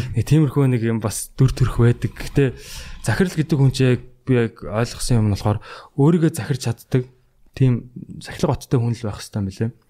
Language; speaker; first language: Mongolian; native; Mongolian